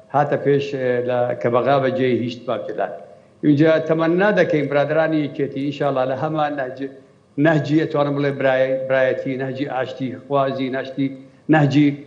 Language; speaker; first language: Central Kurdish; non-native, local second language; Assyrian Neo-Aramaic